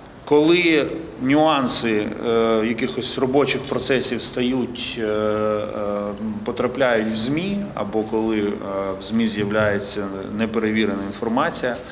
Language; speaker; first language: Ukrainian; native; Ukrainian